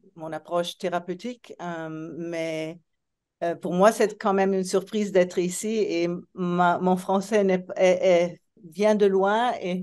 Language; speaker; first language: French; non-native, fluent; Italian